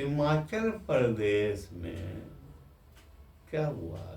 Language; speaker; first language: Hindi; native; Hindi